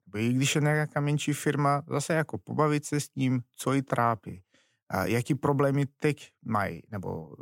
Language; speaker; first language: Czech; non-native, fluent; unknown